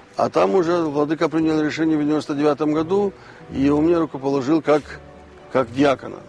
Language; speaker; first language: Russian; non-native, local second language; Romanian